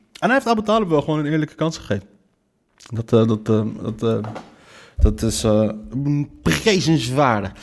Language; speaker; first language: Dutch; early bilingual, other home language; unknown